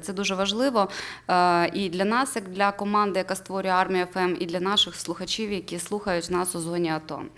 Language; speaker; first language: Ukrainian; native; Ukrainian